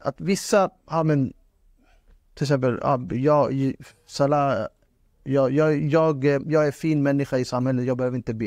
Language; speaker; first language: Swedish; non-native, fluent; Urdu